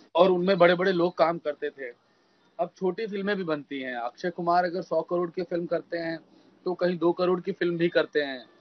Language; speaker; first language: Hindi; native; Hindi